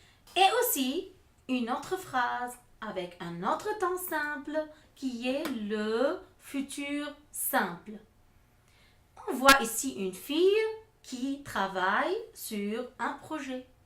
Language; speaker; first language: French; non-native, fluent; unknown